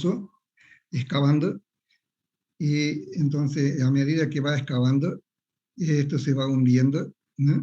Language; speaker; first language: Spanish; native; Spanish